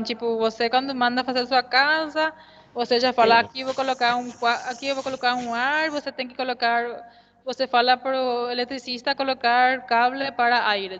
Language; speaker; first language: Portuguese; non-native, fluent; Spanish